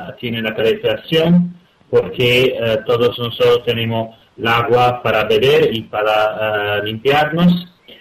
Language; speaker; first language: Spanish; non-native, fluent; Italian